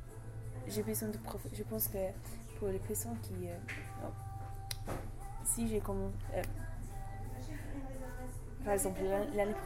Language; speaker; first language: French; non-native, learner; English